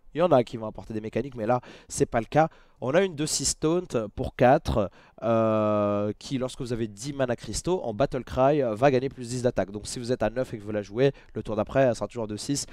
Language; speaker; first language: French; native; French